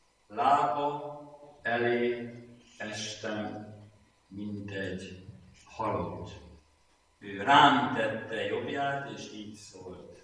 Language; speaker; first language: Hungarian; native; Hungarian